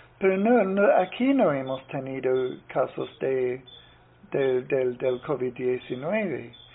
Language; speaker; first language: Spanish; non-native, fluent; English